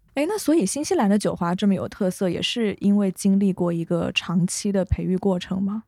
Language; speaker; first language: Chinese; native; Chinese